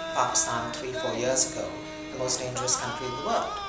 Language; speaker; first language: English; non-native, local second language; Urdu